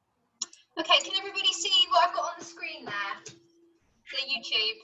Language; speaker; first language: English; native; English